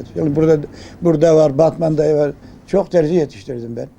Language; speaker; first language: Turkish; native; Turkish